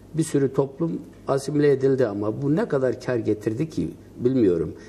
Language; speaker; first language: Turkish; non-native, local second language; Kurdish